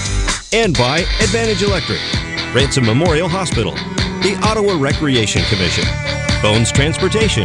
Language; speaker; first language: English; native; English